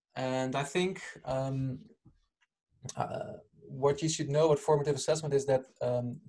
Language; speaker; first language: English; non-native, fluent; Dutch